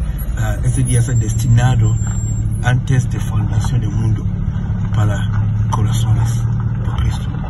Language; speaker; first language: Spanish; non-native, learner; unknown